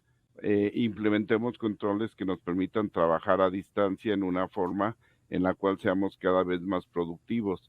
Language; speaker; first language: Spanish; native; Spanish